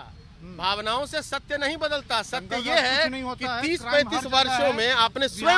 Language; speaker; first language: Hindi; native; Hindi